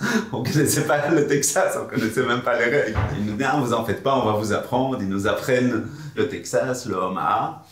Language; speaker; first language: French; native; French